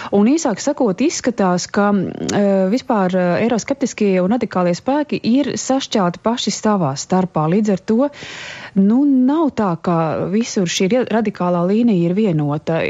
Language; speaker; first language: Latvian; native; Latvian